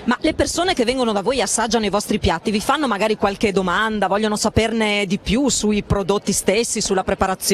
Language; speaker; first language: Italian; native; Italian